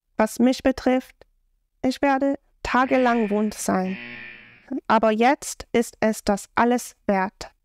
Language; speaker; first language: German; non-native, fluent; English